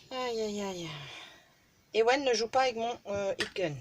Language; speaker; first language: French; native; French